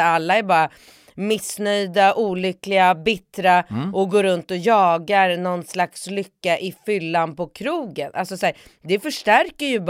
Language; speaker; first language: Swedish; native; Swedish